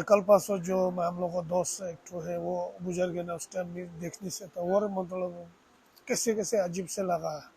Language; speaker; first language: Hindi; non-native, local second language; Tibetan